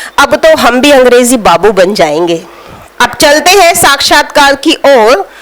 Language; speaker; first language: Hindi; native; Hindi